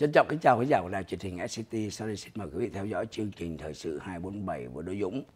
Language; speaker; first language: Vietnamese; native; Vietnamese